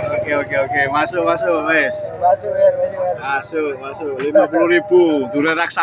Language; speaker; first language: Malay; non-native, local second language; Javanese